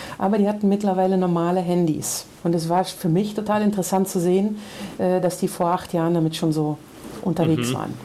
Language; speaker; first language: German; native; German